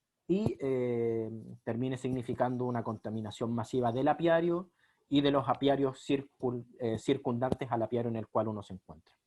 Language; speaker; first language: Spanish; native; Spanish